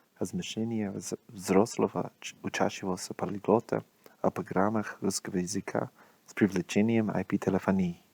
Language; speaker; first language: Russian; non-native, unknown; English